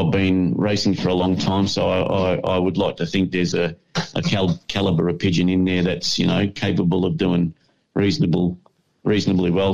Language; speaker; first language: English; native; English